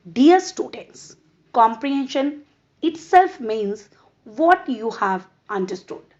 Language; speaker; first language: English; non-native, local second language; Punjabi